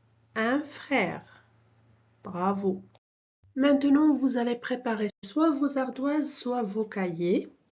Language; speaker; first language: French; non-native, local second language; Arabic